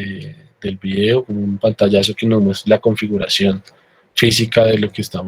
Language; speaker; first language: Spanish; native; Spanish